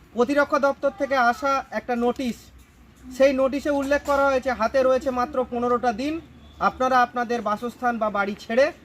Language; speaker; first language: Bangla; native; Bangla